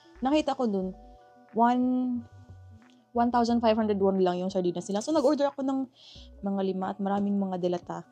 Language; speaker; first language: Filipino; native; Filipino